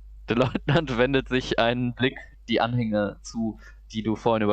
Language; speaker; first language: German; native; German